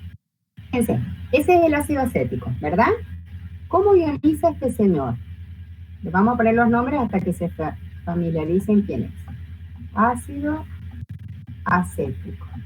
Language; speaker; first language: Spanish; native; Spanish